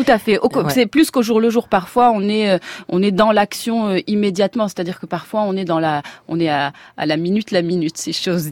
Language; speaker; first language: French; non-native, local second language; Arabic